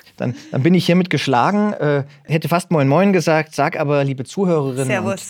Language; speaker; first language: German; native; German